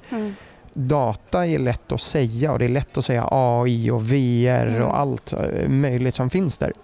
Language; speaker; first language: Swedish; early bilingual, other home language; German